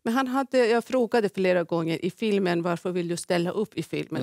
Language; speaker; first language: Swedish; non-native, fluent; Persian